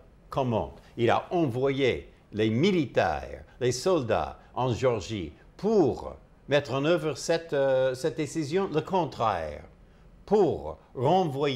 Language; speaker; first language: French; non-native, fluent; English